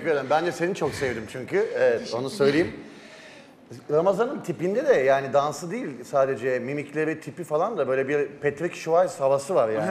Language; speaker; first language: Turkish; native; Turkish